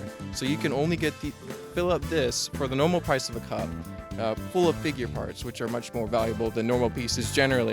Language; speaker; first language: English; native; English